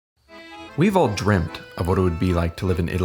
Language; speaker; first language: English; native; English